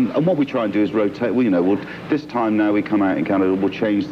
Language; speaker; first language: English; native; English